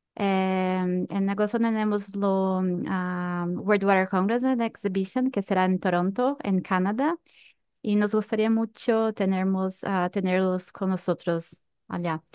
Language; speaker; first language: Spanish; non-native, fluent; Portuguese